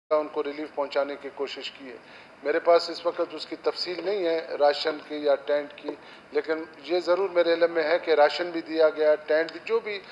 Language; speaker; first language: Urdu; non-native, local second language; Baluchi